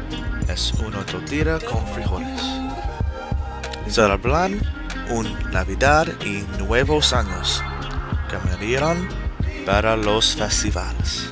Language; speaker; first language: Spanish; non-native, learner; English